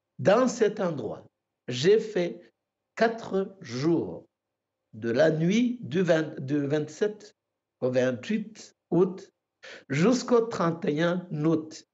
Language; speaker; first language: French; non-native, local second language; Kinyarwanda